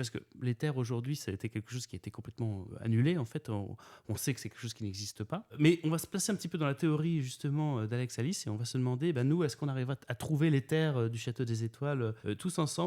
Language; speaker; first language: French; native; French